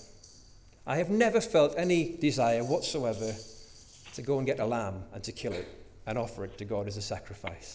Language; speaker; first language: English; native; English